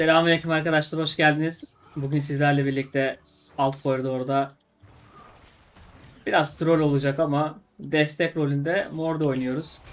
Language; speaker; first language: Turkish; native; Turkish